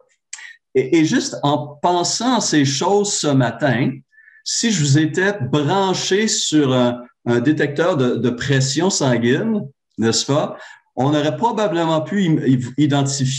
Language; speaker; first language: French; native; French